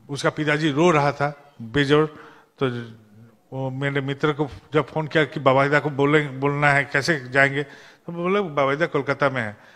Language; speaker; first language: Hindi; non-native, local second language; Bangla